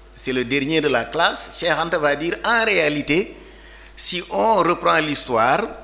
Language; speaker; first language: French; non-native, local second language; Fula